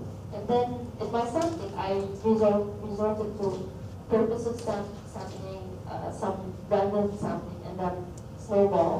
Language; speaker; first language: English; non-native, fluent; Arabic